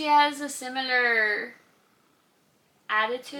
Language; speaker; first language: English; non-native, fluent; Spanish